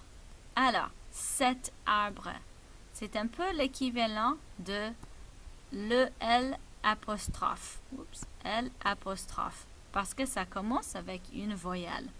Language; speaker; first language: French; non-native, fluent; English